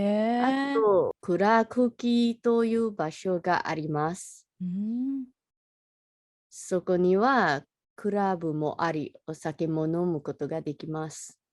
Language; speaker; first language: Japanese; non-native, learner; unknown